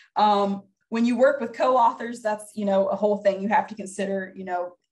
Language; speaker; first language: English; native; English